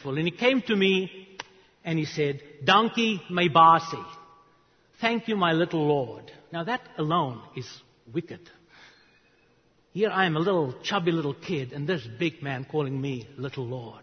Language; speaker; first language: English; non-native, local second language; Afrikaans